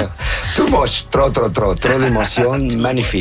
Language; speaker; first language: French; non-native, fluent; Spanish